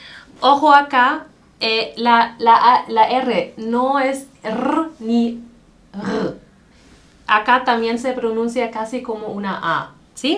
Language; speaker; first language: Spanish; non-native, fluent; German